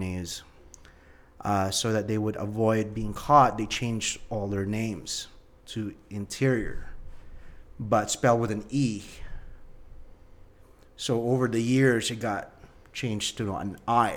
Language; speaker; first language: English; non-native, local second language; Filipino